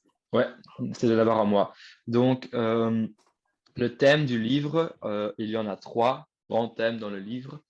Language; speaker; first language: French; non-native, learner; Dutch